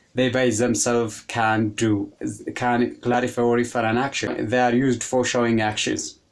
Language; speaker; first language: English; non-native, local second language; Amharic